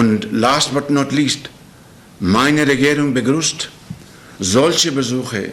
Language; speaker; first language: German; non-native, learner; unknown